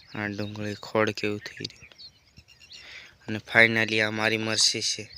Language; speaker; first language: Gujarati; non-native, local second language; Bhili